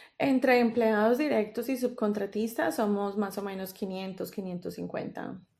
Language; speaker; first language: Spanish; native; Spanish